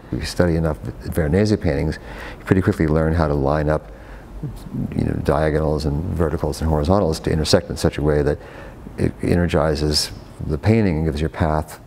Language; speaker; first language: English; native; English